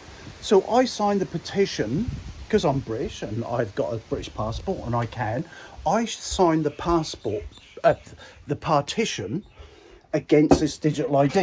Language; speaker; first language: English; native; English